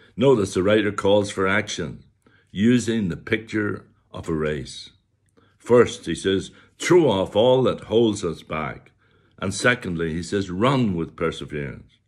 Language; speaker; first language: English; native; English